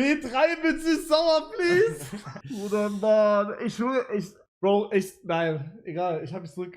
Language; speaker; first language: German; native; German